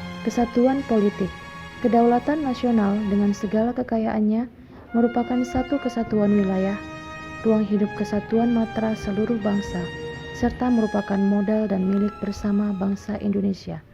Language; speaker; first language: Indonesian; native; Indonesian